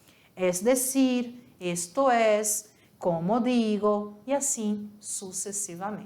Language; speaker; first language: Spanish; non-native, learner; Portuguese